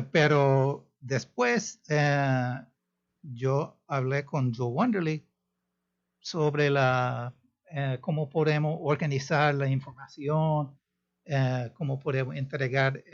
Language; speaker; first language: Spanish; non-native, fluent; English